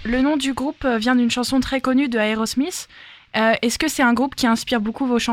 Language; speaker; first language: French; native; French